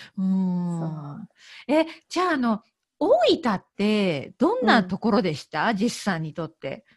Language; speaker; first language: Japanese; native; Japanese